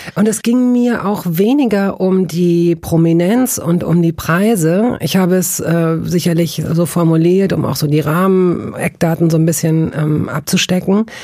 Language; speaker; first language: German; native; German